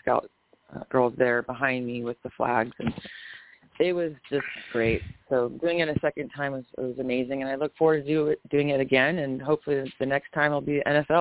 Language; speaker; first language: English; native; English